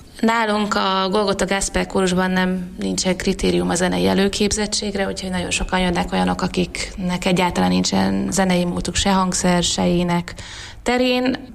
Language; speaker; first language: Hungarian; native; Hungarian